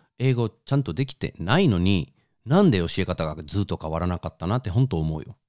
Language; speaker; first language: Japanese; non-native, fluent; Spanish